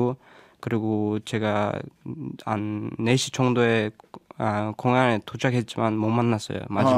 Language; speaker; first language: Korean; non-native, learner; Uzbek